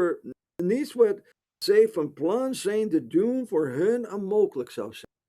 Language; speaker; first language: Dutch; non-native, fluent; English